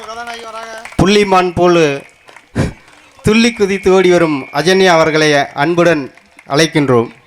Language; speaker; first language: Tamil; native; Tamil